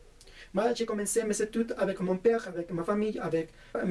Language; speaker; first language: French; non-native, fluent; Spanish